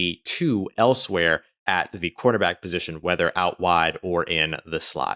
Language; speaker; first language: English; native; English